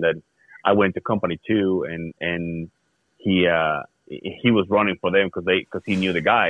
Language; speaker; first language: English; non-native, fluent; Spanish